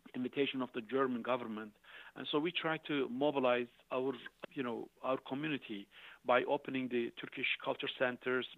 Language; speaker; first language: English; non-native, fluent; Turkish